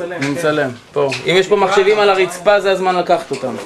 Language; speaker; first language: Hebrew; native; Hebrew